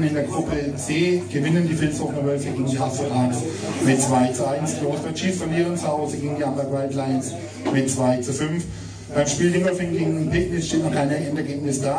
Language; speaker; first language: German; native; German